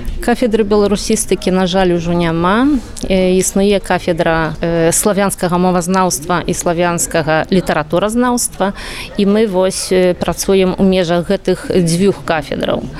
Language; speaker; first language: Belarusian; non-native, fluent; Polish